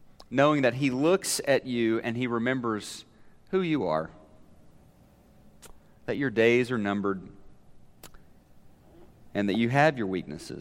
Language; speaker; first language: English; native; English